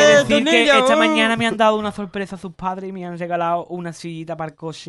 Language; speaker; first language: Spanish; native; Spanish